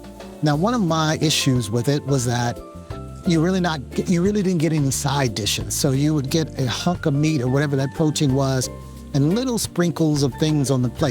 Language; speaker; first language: English; native; English